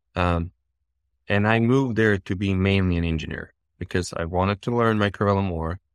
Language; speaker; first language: English; non-native, fluent; Bosnian